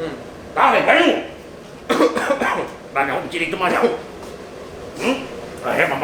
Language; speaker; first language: Spanish; native; Spanish